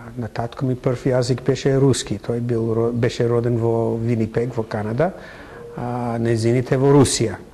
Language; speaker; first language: Macedonian; non-native, fluent; English